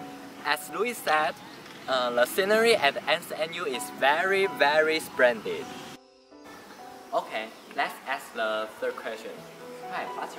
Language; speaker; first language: English; non-native, learner; Chinese